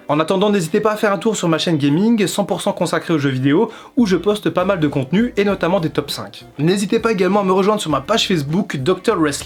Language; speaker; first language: French; native; French